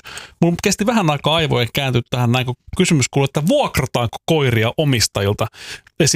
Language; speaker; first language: Finnish; native; Finnish